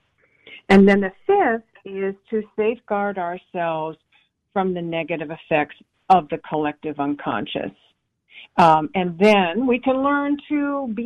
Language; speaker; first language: English; native; English